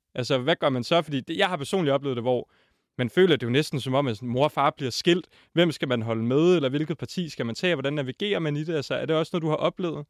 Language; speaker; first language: Danish; native; Danish